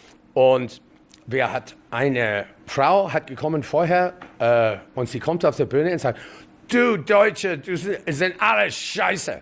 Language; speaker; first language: German; non-native, fluent; English